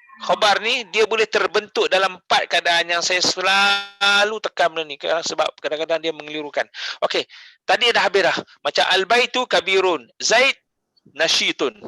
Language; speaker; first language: Malay; native; Malay